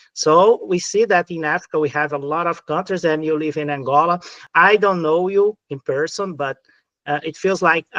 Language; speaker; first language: English; non-native, fluent; Portuguese